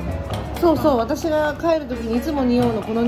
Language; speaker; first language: Japanese; native; Japanese